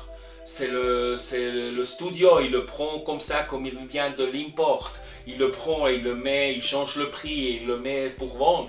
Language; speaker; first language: French; non-native, local second language; German